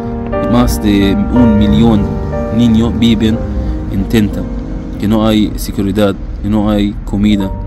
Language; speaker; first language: Spanish; non-native, fluent; Arabic